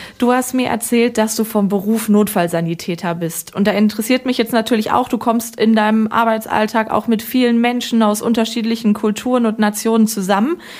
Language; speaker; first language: German; native; German